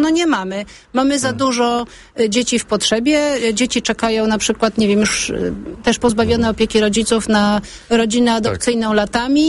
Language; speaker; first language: Polish; native; Polish